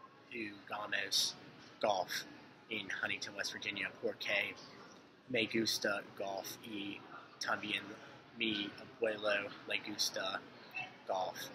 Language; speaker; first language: Spanish; non-native, learner; English